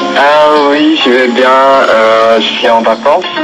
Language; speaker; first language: French; non-native, learner; Korean